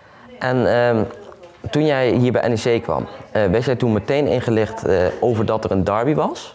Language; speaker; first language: Dutch; native; Dutch